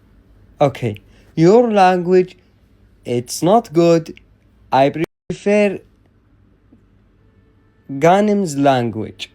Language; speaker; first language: English; non-native, learner; Arabic